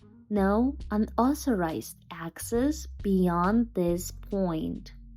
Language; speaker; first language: English; non-native, fluent; Ukrainian